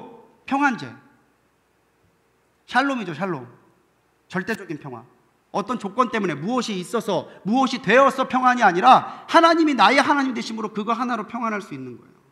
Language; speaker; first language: Korean; native; Korean